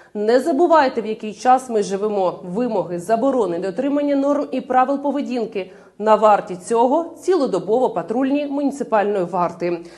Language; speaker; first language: Ukrainian; native; Ukrainian